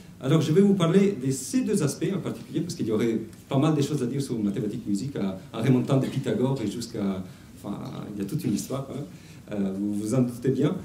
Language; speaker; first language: French; non-native, fluent; Italian